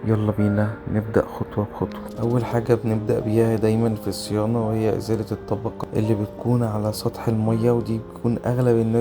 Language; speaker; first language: Arabic; native; Arabic